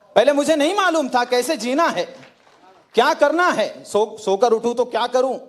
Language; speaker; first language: Hindi; native; Hindi